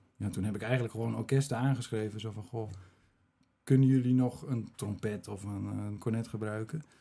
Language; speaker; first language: Dutch; native; Dutch